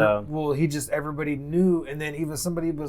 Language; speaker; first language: English; native; English